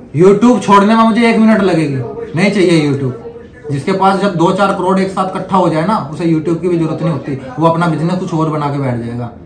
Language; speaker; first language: Hindi; native; Hindi